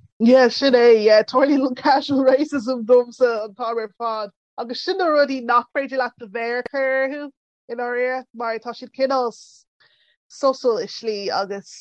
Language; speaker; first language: Irish; early bilingual, other home language; English